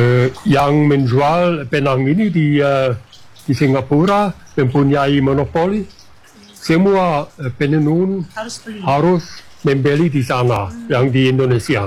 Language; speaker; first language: Indonesian; non-native, fluent; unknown